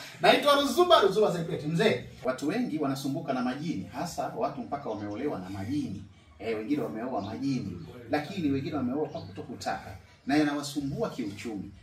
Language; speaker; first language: Swahili; native; Swahili